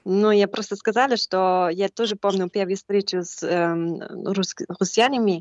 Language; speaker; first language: Russian; non-native, learner; German